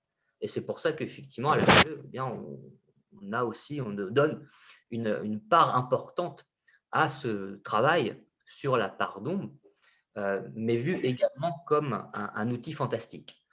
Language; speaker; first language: French; native; French